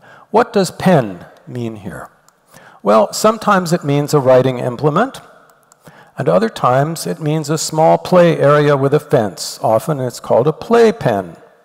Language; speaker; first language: English; native; English